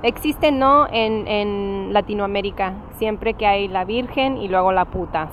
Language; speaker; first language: Spanish; early bilingual, heritage; English